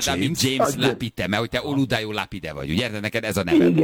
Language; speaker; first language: Hungarian; native; Hungarian